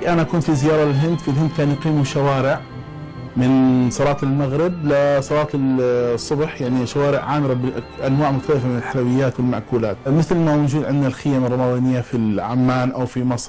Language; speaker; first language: Arabic; native; Arabic